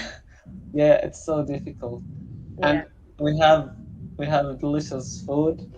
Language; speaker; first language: English; non-native, learner; Arabic